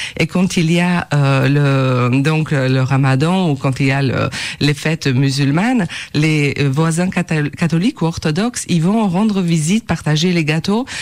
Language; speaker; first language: French; non-native, fluent; Albanian